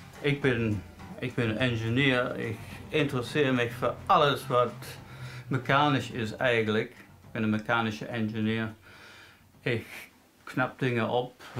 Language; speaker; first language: Dutch; non-native, fluent; English